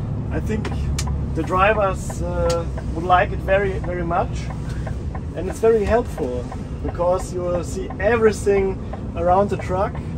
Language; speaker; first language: English; non-native, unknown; German